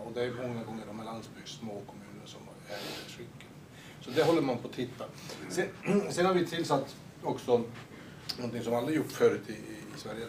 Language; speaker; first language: Swedish; native; Swedish